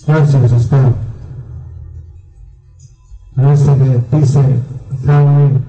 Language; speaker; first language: Spanish; non-native, learner; Bangla